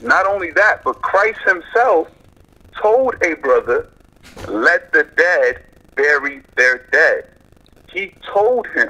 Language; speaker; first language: English; native; English